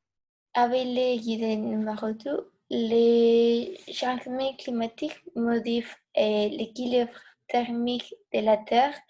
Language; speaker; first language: French; non-native, learner; Spanish